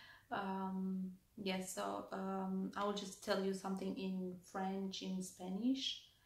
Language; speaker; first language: English; non-native, fluent; Romanian